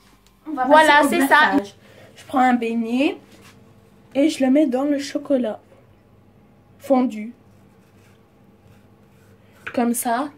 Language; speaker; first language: French; non-native, learner; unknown